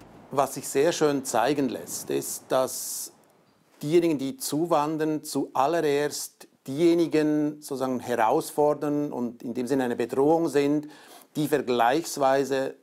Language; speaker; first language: German; native; German